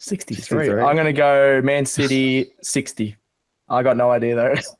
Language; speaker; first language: English; native; English